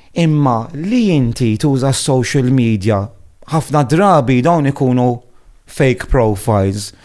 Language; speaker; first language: Maltese; non-native, fluent; Italian